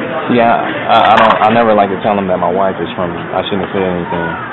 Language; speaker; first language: English; native; English